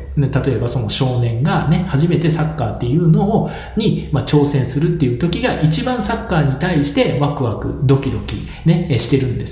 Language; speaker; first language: Japanese; native; Japanese